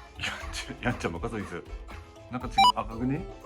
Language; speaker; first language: Japanese; native; Japanese